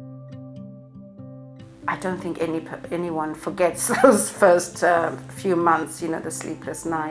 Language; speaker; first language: English; non-native, local second language; Shona